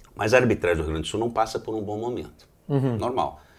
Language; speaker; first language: Portuguese; native; Portuguese